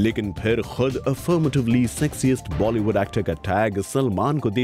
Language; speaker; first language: Hindi; native; Hindi